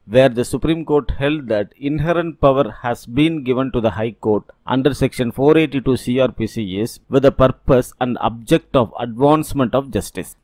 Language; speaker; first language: English; non-native, local second language; Tamil